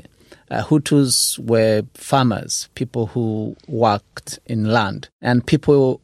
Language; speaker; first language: English; non-native, local second language; Kinyarwanda